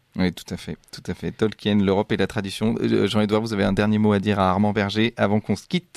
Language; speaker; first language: French; native; French